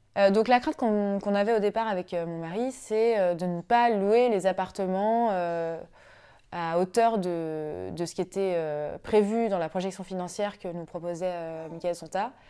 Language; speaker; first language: French; native; French